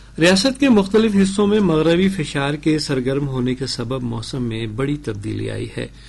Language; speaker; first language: Urdu; native; Urdu